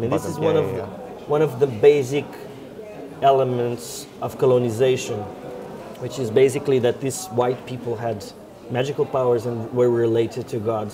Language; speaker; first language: English; non-native, fluent; Portuguese